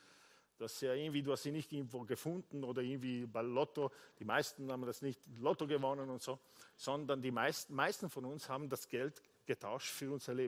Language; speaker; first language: German; non-native, fluent; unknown